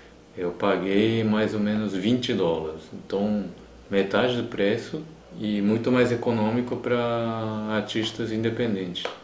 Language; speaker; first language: Portuguese; non-native, fluent; Japanese